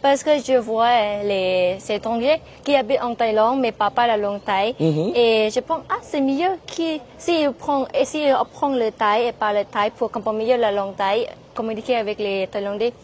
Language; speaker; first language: French; non-native, learner; Thai